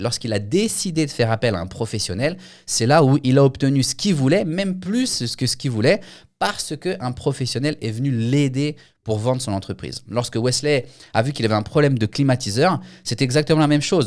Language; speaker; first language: French; native; French